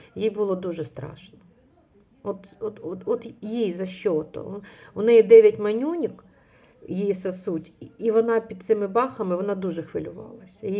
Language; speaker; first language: Ukrainian; non-native, local second language; Russian